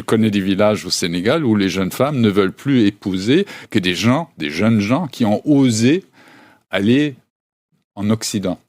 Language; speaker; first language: French; native; French